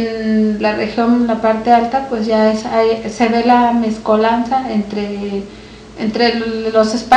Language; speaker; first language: Spanish; native; Spanish